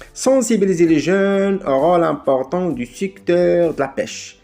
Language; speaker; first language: French; non-native, local second language; Arabic